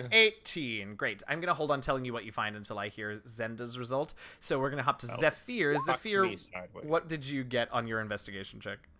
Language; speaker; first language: English; native; English